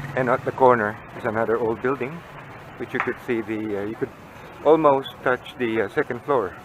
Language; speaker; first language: English; non-native, local second language; Filipino